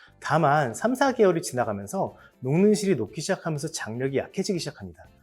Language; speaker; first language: Korean; native; Korean